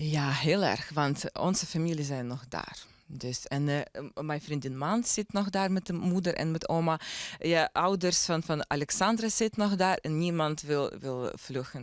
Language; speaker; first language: Dutch; non-native, learner; Ukrainian